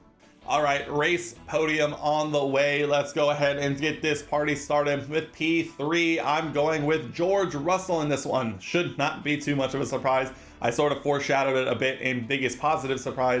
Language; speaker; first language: English; native; English